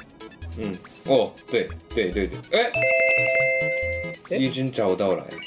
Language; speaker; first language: Chinese; non-native, learner; Japanese